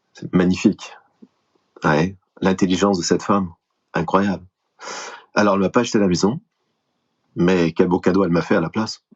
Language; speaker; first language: French; native; French